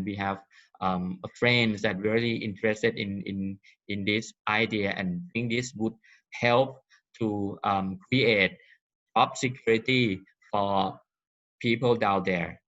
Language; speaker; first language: English; non-native, fluent; Thai